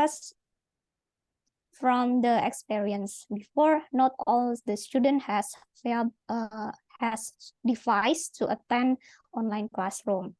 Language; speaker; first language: English; non-native, learner; Indonesian